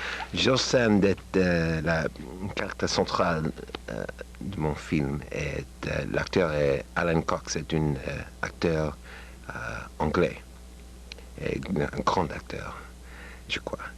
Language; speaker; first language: French; non-native, learner; English